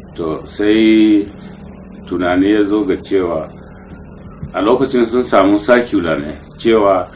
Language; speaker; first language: Hausa; non-native, local second language; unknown